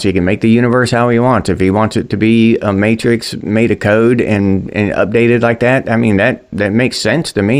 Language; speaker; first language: English; native; English